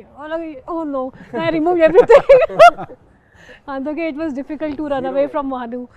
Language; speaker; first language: Telugu; non-native, local second language; Hindi